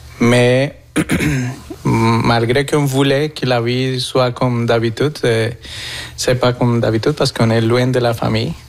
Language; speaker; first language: French; non-native, fluent; Spanish